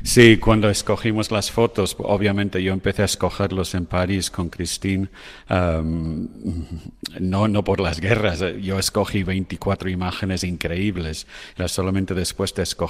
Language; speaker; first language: Spanish; non-native, fluent; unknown